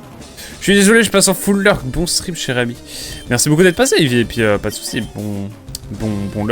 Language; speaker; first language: French; native; French